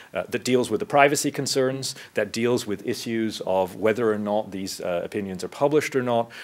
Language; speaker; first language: English; native; English